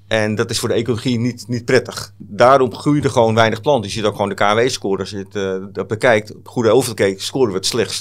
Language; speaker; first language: Dutch; native; Dutch